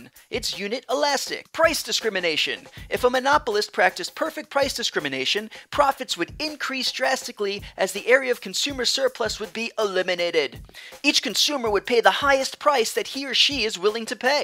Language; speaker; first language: English; native; English